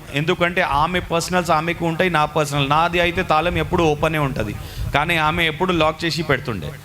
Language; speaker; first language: Telugu; non-native, local second language; Urdu